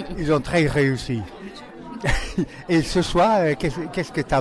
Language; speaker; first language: French; non-native, learner; English